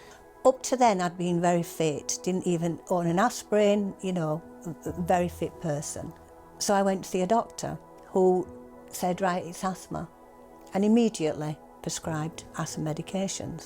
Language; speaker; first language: English; native; English